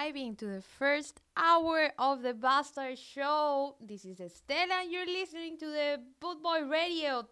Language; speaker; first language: English; non-native, fluent; Spanish